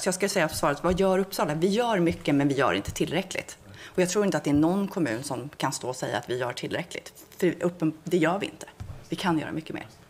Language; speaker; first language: Swedish; native; Swedish